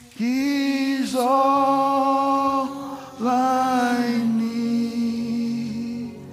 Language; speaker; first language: English; non-native, fluent; Haitian Creole